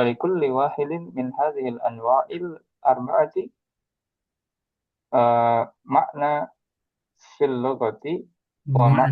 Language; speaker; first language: Arabic; non-native, learner; Indonesian